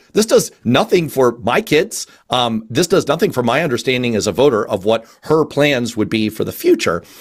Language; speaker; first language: English; native; English